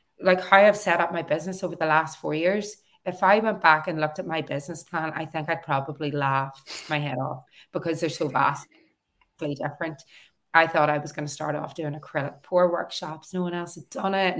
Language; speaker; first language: English; native; English